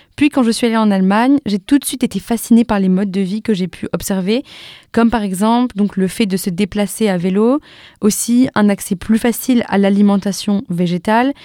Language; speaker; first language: French; native; French